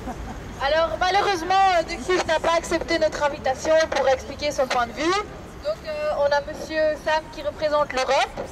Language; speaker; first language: French; native; French